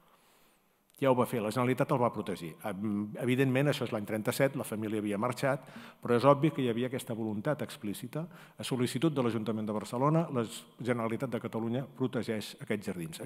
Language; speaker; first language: Catalan; native; Catalan